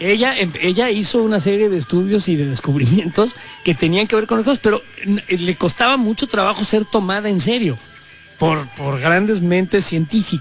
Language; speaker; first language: Spanish; native; Spanish